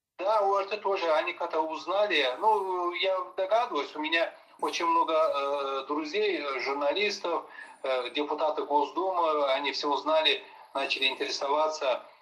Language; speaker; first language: Russian; non-native, local second language; Azerbaijani